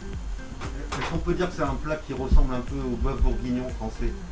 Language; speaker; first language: French; native; French